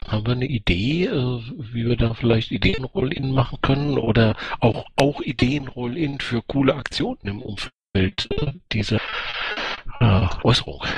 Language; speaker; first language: German; native; German